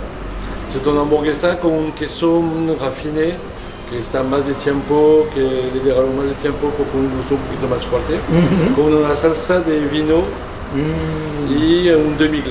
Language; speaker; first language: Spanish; non-native, learner; French